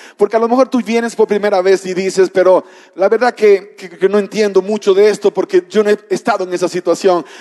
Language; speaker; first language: Spanish; native; Spanish